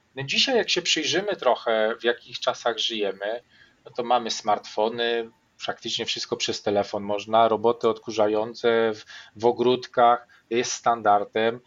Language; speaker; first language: Polish; native; Polish